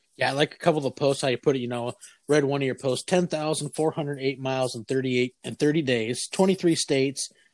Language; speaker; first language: English; native; English